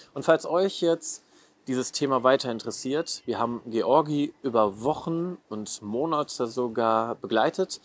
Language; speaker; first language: German; native; German